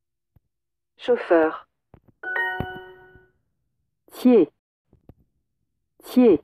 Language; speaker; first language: French; non-native, learner; English